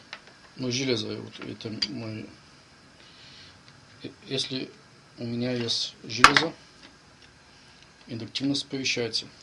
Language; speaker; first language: Russian; non-native, learner; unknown